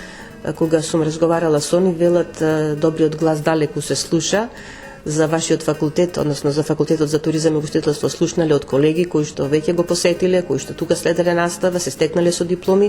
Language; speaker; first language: Macedonian; native; Macedonian